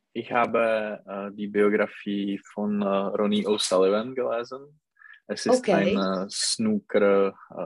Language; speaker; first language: German; non-native, learner; Czech